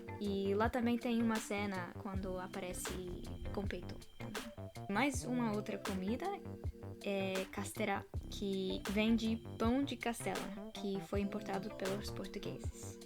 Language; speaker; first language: Portuguese; non-native, fluent; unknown